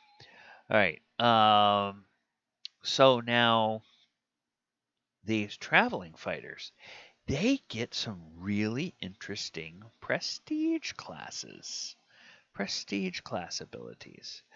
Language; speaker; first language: English; native; English